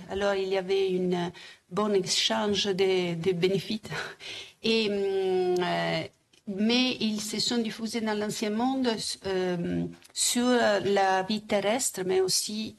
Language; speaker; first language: French; non-native, fluent; Italian